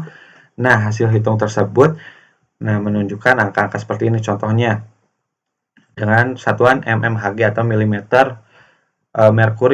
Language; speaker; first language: Indonesian; native; Indonesian